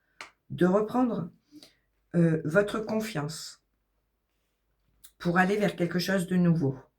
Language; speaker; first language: French; native; French